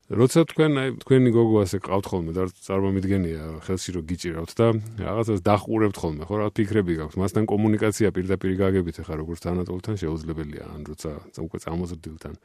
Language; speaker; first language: Georgian; native; Georgian